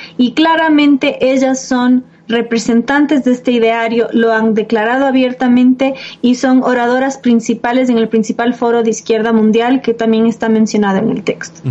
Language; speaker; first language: Spanish; native; Spanish